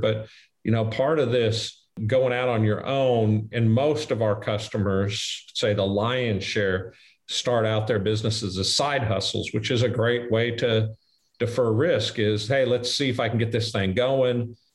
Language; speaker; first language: English; native; English